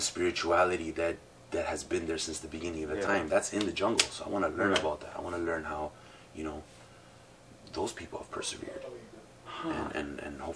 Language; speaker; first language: English; native; English